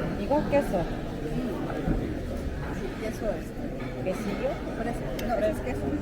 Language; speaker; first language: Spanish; non-native, fluent; Korean